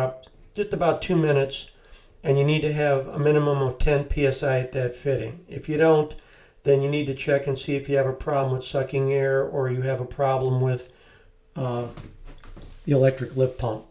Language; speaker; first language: English; native; English